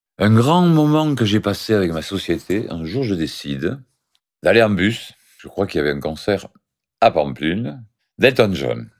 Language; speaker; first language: French; native; French